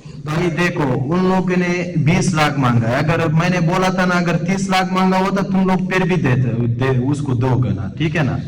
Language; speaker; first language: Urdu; non-native, local second language; Pashto